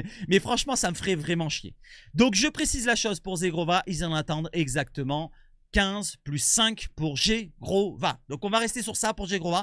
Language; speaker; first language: French; native; French